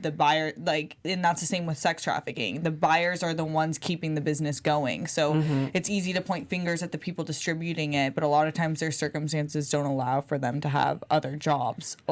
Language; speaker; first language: English; native; English